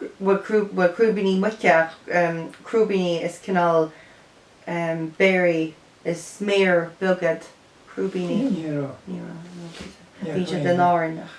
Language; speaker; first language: Irish; native; Irish